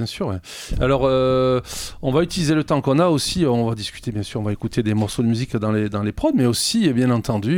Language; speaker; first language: French; native; French